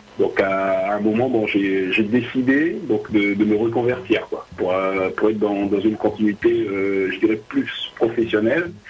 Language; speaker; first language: French; early bilingual, other home language; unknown